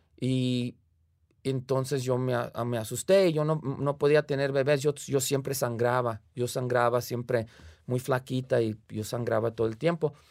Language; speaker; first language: Spanish; early bilingual, heritage; Spanish